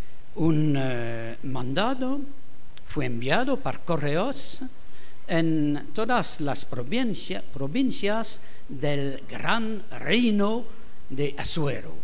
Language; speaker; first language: Spanish; non-native, fluent; French